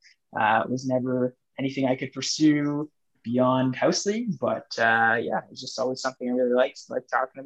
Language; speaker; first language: English; native; English